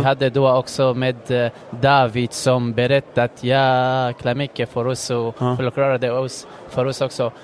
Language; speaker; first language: Swedish; non-native, fluent; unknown